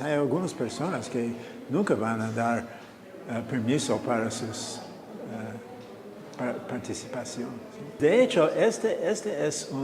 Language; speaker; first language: Spanish; non-native, fluent; English